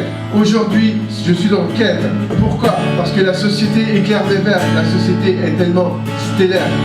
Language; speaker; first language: French; native; French